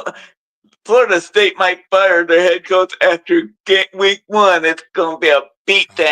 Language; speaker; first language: English; native; English